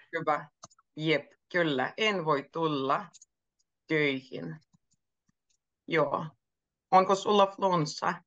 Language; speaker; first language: Finnish; native; Finnish